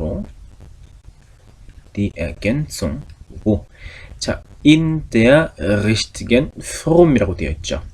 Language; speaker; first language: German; non-native, fluent; Korean